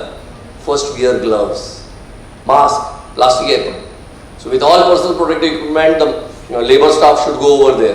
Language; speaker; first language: English; non-native, local second language; Marathi